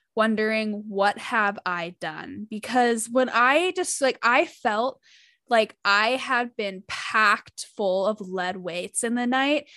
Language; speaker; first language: English; native; English